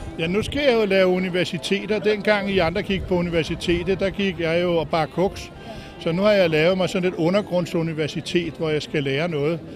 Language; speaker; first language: Danish; native; Danish